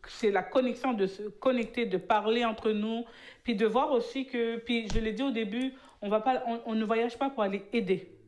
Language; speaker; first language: French; early bilingual, other home language; Haitian Creole